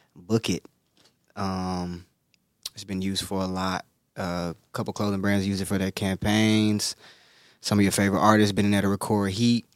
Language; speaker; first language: English; native; English